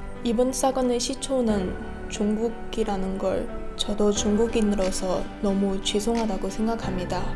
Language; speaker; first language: Korean; non-native, learner; Chinese